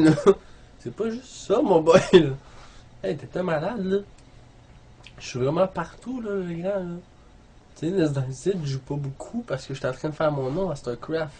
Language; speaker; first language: French; native; French